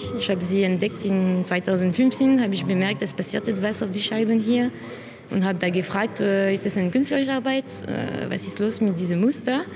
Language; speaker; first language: German; non-native, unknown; French